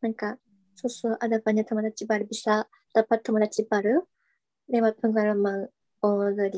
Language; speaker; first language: Indonesian; non-native, fluent; Japanese